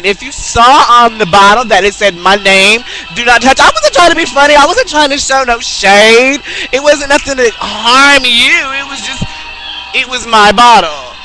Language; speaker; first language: English; native; English